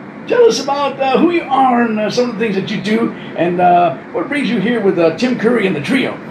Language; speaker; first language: English; early bilingual, other home language; Spanish